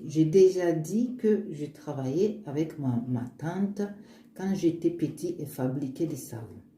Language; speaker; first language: French; non-native, learner; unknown